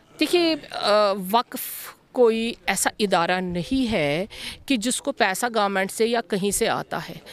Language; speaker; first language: Hindi; non-native, local second language; Kashmiri